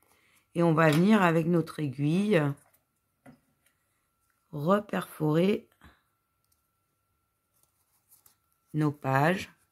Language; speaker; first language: French; native; French